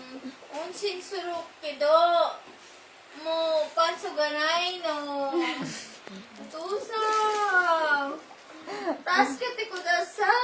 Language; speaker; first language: Japanese; non-native, learner; Filipino